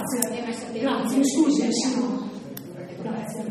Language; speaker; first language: Italian; native; Italian